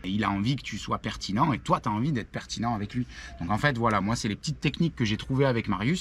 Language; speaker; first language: French; native; French